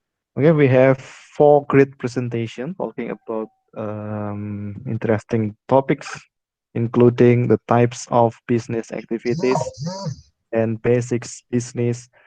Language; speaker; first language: English; non-native, fluent; Indonesian